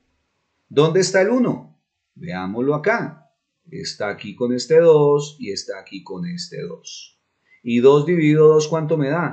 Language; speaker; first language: Spanish; native; Spanish